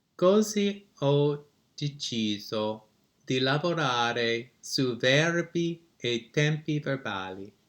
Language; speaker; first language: Italian; non-native, learner; English